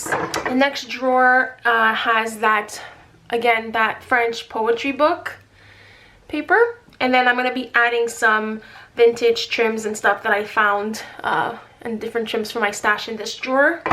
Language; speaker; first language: English; native; English